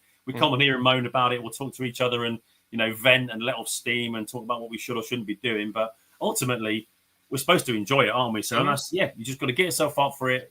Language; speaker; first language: English; native; English